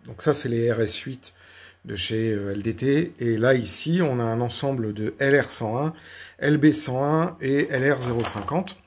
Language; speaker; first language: French; native; French